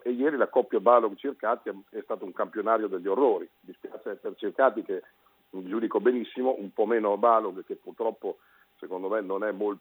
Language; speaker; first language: Italian; native; Italian